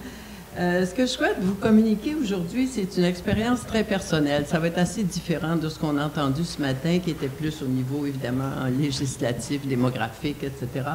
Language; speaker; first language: French; native; French